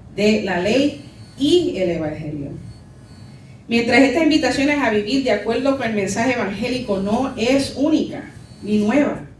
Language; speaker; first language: Spanish; early bilingual, heritage; Spanish